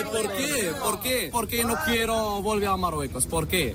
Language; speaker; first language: Spanish; non-native, learner; Arabic